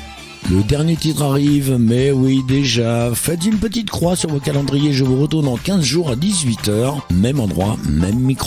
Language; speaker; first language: French; native; French